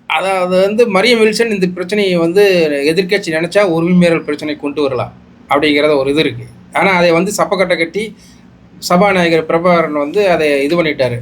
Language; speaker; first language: Tamil; native; Tamil